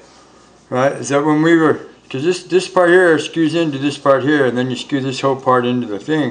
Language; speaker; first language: English; native; English